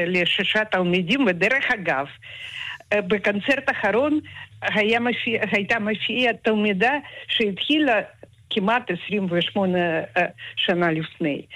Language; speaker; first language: Hebrew; non-native, fluent; Russian